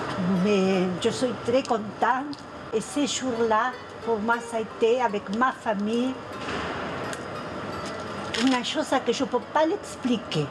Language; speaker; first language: French; non-native, fluent; Spanish